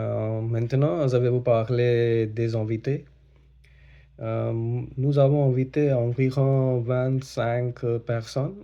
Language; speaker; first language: French; non-native, learner; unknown